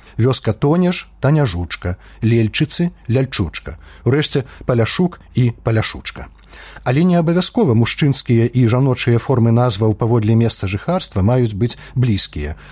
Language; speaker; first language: Belarusian; native; Belarusian